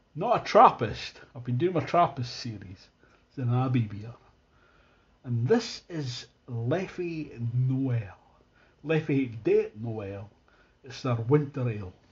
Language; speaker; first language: English; native; English